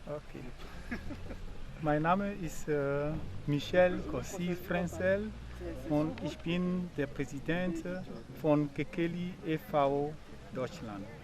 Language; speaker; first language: German; non-native, fluent; Ewe